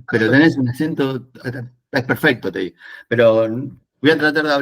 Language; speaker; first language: Spanish; native; Spanish